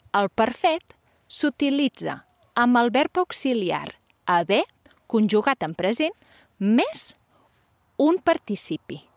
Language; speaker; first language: Catalan; native; Catalan